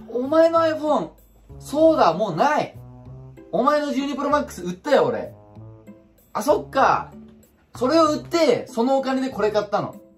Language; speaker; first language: Japanese; non-native, fluent; Turkish